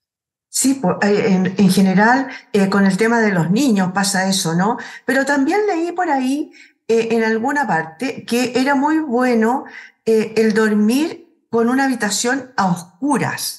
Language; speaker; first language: Spanish; native; Spanish